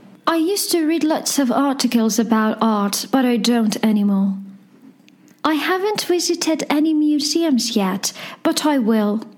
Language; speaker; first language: English; non-native, fluent; Persian